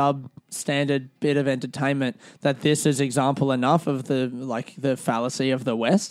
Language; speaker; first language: English; native; English